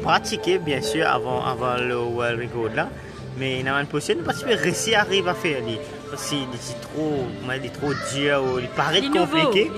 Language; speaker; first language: French; non-native, learner; Morisyen